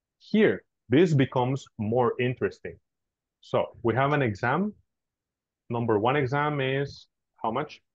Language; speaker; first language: English; non-native, fluent; Spanish